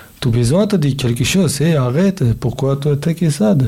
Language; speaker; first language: French; non-native, learner; Kurdish